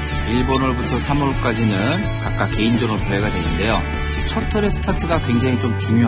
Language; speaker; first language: Korean; native; Korean